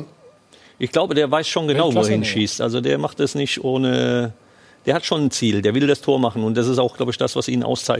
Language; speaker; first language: German; native; German